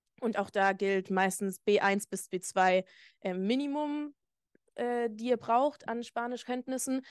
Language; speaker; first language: German; native; German